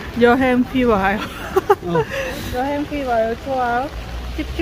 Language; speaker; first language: Korean; non-native, learner; Lao